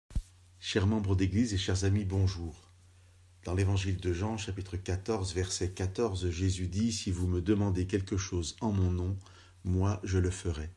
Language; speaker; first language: French; native; French